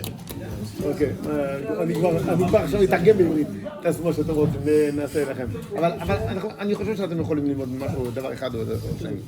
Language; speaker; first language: Hebrew; non-native, fluent; French